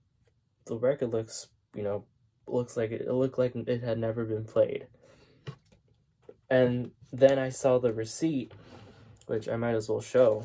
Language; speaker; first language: English; native; English